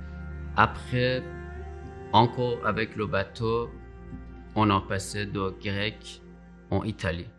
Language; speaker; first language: French; non-native, learner; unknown